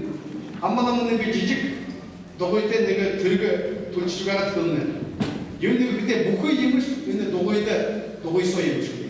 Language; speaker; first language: Mongolian; non-native, learner; Buriat